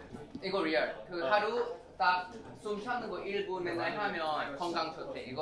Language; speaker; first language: Korean; non-native, learner; Chinese